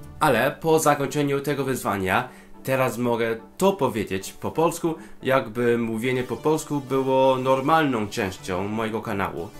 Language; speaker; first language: Polish; non-native, fluent; Cantonese